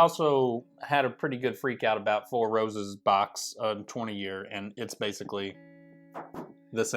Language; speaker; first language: English; native; English